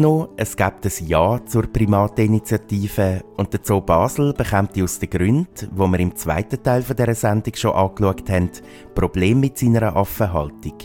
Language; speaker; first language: German; native; German